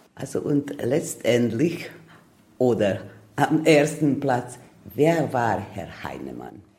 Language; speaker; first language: German; non-native, fluent; Serbian